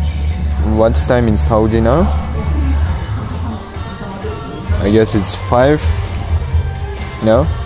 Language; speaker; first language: English; non-native, learner; Russian